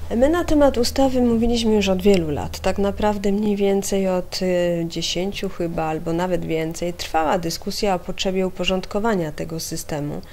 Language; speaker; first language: Polish; native; Polish